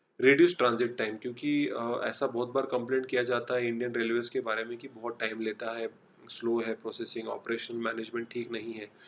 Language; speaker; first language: Hindi; non-native, local second language; Marathi